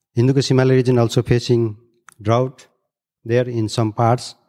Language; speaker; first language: English; non-native, local second language; Nepali